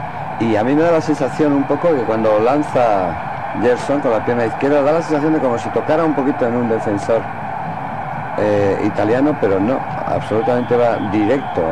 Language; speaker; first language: Spanish; native; Spanish